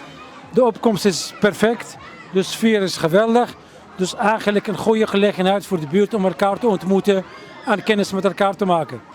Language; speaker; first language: Dutch; early bilingual, other home language; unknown